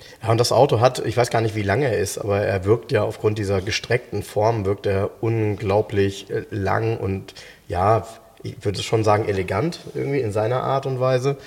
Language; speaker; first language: German; native; German